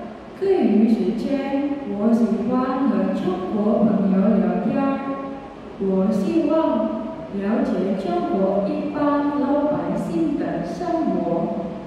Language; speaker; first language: Chinese; non-native, learner; Indonesian